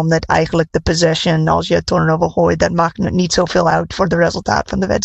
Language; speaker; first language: Dutch; non-native, fluent; English